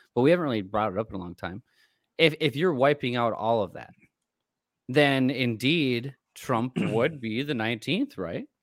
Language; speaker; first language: English; native; English